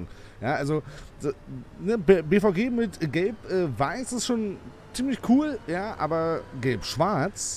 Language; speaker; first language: German; native; German